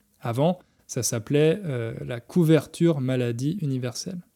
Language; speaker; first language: French; native; French